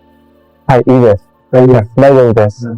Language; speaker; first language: Japanese; non-native, learner; Telugu